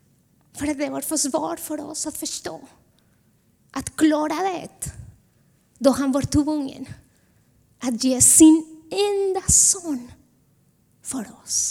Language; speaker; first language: Swedish; non-native, fluent; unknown